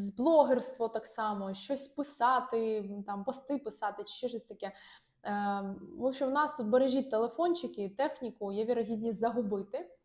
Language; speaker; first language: Ukrainian; non-native, local second language; Russian